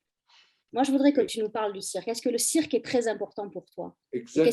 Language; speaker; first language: French; native; French